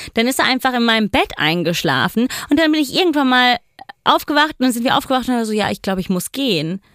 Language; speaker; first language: German; non-native, fluent; Italian